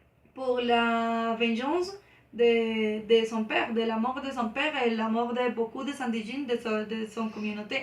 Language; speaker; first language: French; non-native, learner; Spanish